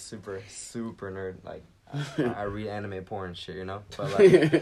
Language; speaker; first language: English; early bilingual, other home language; Japanese